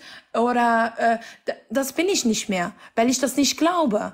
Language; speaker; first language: German; non-native, fluent; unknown